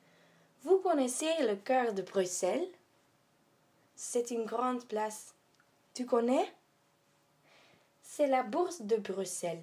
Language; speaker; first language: French; non-native, learner; Dutch